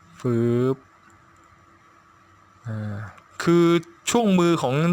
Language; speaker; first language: Thai; native; Thai